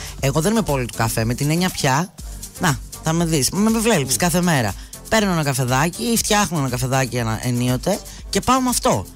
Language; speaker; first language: Greek; native; Greek